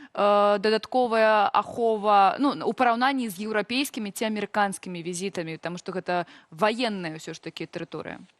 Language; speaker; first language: Belarusian; native; Belarusian